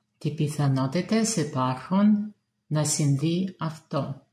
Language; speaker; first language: Greek; non-native, learner; Russian